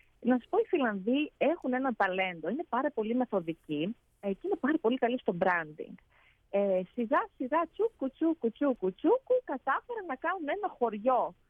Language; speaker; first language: Greek; native; Greek